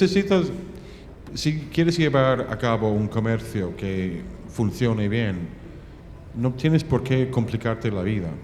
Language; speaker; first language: Spanish; non-native, fluent; English